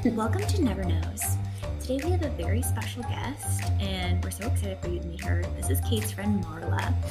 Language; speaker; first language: English; native; English